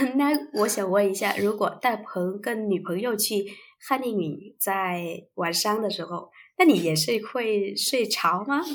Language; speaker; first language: Chinese; non-native, fluent; Vietnamese